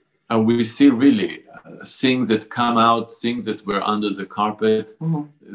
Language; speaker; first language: English; non-native, fluent; Hebrew